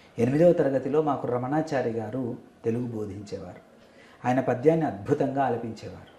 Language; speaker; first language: Telugu; native; Telugu